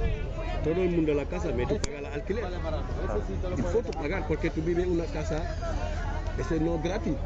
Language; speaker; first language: Spanish; non-native, learner; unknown